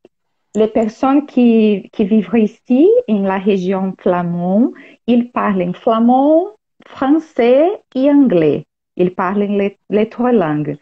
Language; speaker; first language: French; non-native, learner; Portuguese